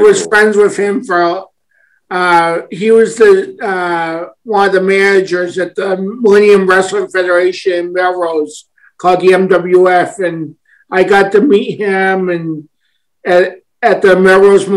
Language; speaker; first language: English; native; English